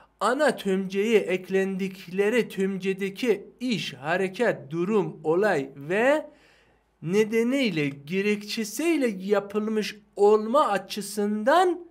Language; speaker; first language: Turkish; non-native, fluent; Persian